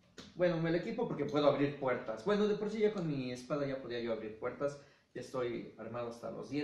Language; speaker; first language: Spanish; native; Spanish